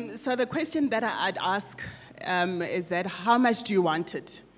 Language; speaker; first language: English; non-native, local second language; Northern Sotho